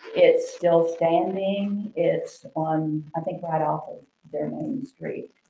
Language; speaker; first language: English; native; English